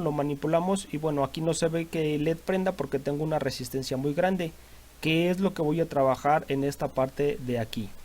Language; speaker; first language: Spanish; native; Spanish